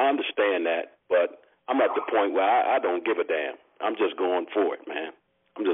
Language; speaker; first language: English; native; English